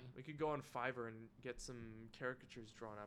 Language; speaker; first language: English; native; English